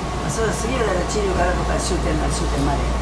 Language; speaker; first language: Japanese; native; Japanese